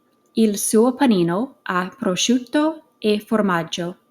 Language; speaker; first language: Italian; non-native, fluent; English